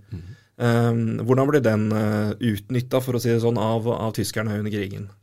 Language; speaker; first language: Norwegian; native; Norwegian